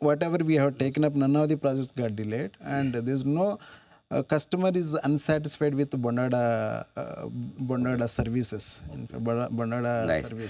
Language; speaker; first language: English; non-native, local second language; Telugu